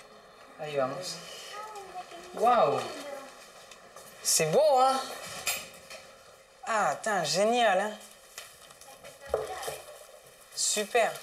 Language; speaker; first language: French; early bilingual, heritage; Spanish